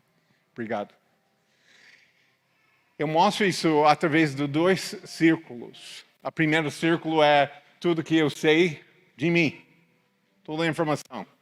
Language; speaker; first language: Portuguese; non-native, fluent; English